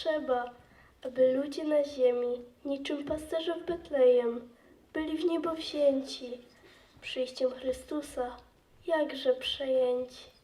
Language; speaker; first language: Polish; native; Polish